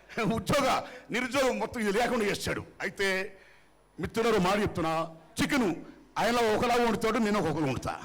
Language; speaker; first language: Telugu; native; Telugu